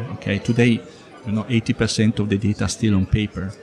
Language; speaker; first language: English; non-native, fluent; Italian